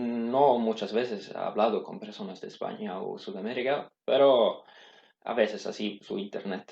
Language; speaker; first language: Spanish; non-native, learner; Swedish